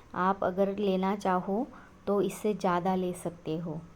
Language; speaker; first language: Hindi; non-native, local second language; Marathi